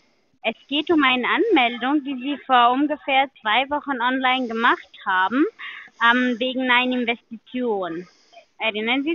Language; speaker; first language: German; non-native, learner; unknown